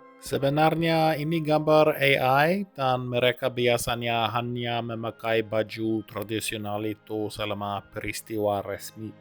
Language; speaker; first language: Indonesian; non-native, fluent; Norwegian